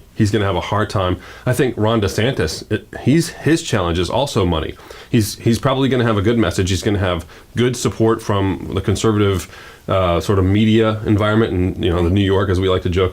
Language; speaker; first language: English; native; English